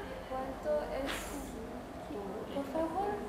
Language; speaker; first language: Spanish; non-native, learner; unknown